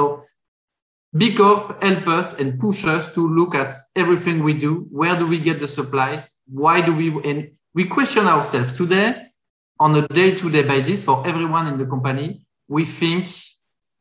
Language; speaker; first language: English; non-native, fluent; French